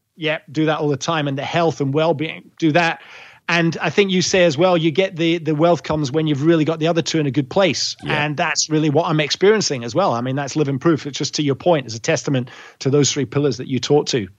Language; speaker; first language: English; native; English